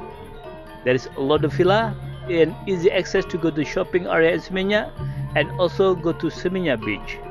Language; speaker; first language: English; non-native, learner; Indonesian